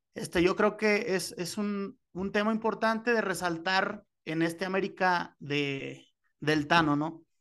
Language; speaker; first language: Spanish; native; Spanish